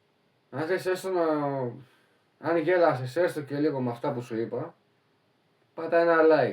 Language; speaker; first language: Greek; native; Greek